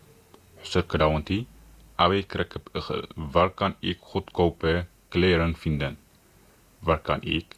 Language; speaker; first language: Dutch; non-native, fluent; Tigrinya